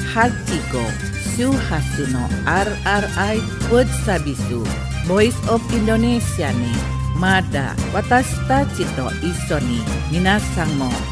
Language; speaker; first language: Japanese; non-native, learner; Indonesian